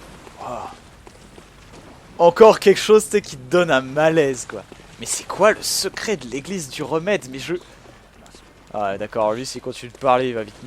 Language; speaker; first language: French; native; French